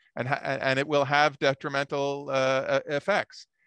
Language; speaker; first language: English; native; English